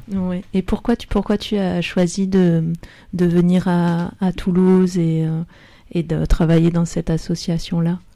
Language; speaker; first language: French; native; French